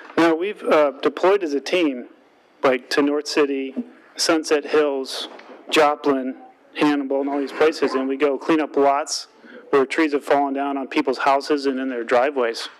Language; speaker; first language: English; native; English